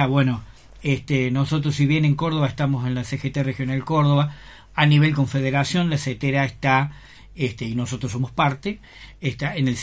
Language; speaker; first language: Spanish; native; Spanish